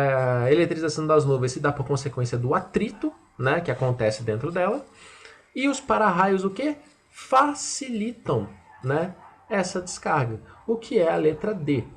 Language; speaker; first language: Portuguese; native; Portuguese